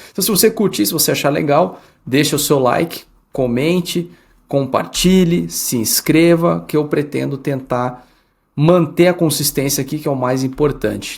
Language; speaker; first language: Portuguese; early bilingual, heritage; Portuguese